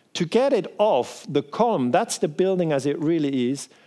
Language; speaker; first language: English; non-native, fluent; Swiss German